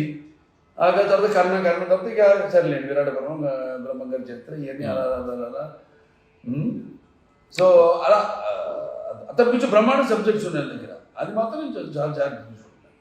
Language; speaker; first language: Telugu; native; Telugu